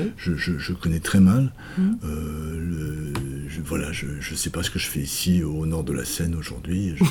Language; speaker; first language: French; native; French